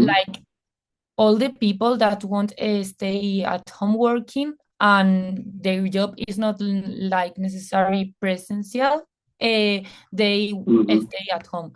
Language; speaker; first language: English; non-native, fluent; Spanish